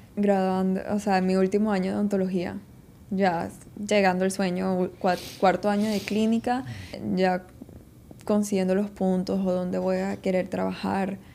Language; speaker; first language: Spanish; early bilingual, heritage; Spanish